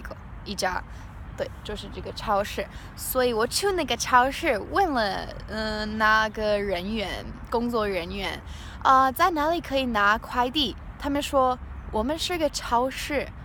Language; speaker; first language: Chinese; non-native, learner; English